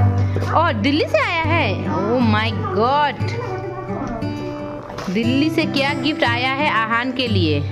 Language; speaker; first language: Hindi; native; Hindi